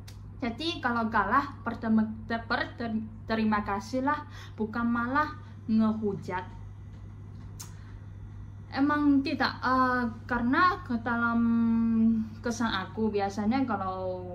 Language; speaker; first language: Indonesian; non-native, fluent; Chinese